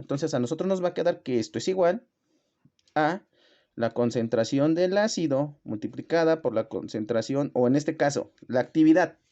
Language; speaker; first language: Spanish; native; Spanish